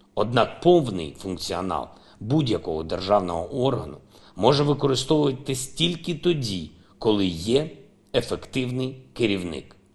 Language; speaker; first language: Ukrainian; non-native, local second language; Russian